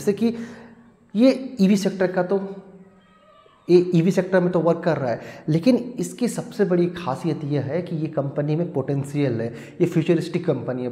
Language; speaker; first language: Hindi; native; Hindi